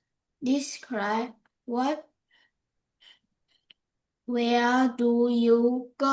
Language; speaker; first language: English; non-native, learner; Vietnamese